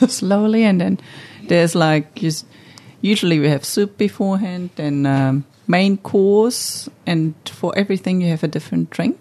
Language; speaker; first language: English; non-native, fluent; German